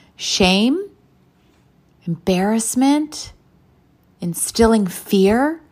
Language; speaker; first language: English; native; English